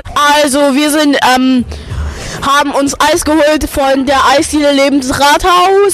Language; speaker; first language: German; non-native, learner; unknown